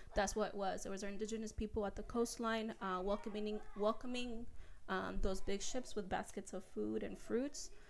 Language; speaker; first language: English; early bilingual, other home language; Spanish